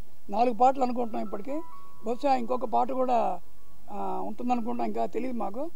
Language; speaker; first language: Telugu; native; Telugu